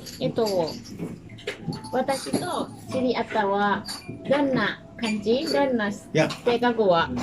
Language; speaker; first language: Japanese; non-native, learner; Thai